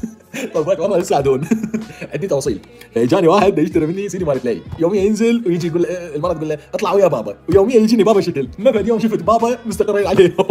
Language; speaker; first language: Arabic; native; Arabic